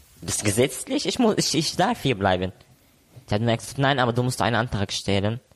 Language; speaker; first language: German; non-native, learner; Arabic